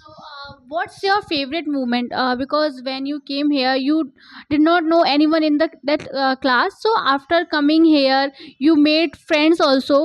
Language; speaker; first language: English; non-native, local second language; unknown